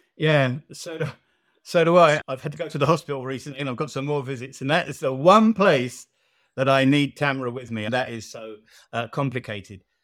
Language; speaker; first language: English; native; English